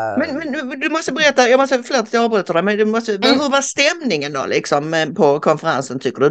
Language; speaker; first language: Swedish; native; Swedish